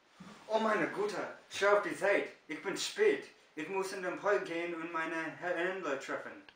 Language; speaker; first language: German; non-native, learner; English